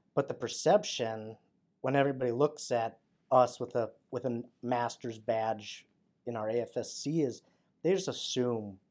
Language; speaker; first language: English; native; English